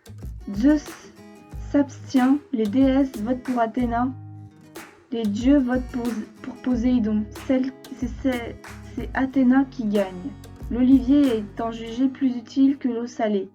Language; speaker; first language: French; native; French